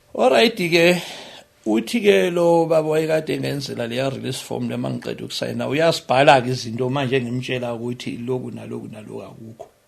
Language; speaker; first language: Zulu; native; Zulu